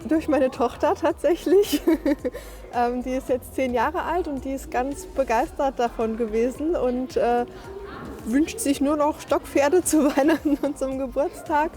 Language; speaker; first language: German; native; German